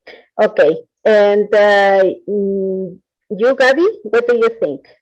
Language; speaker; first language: English; non-native, fluent; Spanish